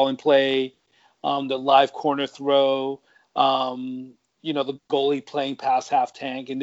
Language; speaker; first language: English; native; English